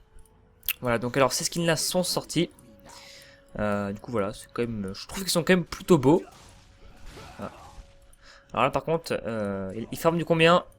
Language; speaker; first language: French; native; French